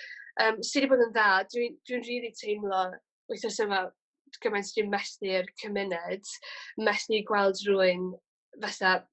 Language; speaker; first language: Welsh; native; Welsh